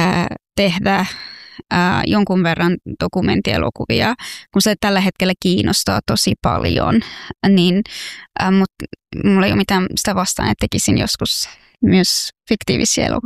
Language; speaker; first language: Finnish; early bilingual, other home language; Persian